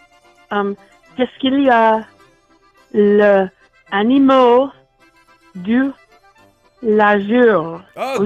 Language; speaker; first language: French; non-native, learner; English